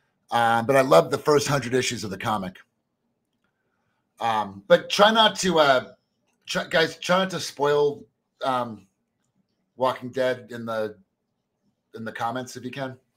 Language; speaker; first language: English; native; English